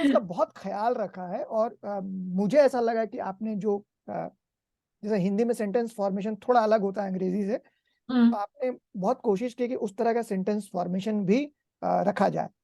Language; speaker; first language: Hindi; native; Hindi